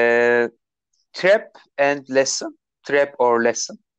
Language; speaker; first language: English; non-native, learner; Turkish